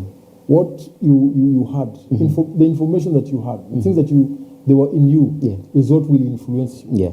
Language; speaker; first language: English; non-native, local second language; Swahili